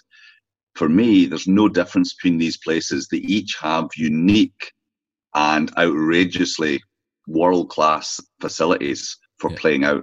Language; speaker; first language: English; native; English